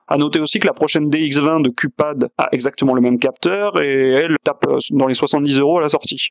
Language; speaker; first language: French; native; French